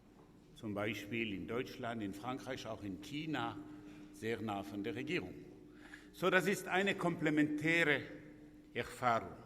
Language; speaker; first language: German; non-native, local second language; French